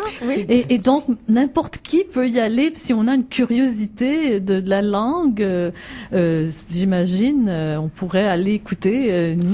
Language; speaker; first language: French; native; French